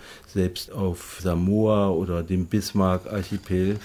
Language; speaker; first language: German; native; German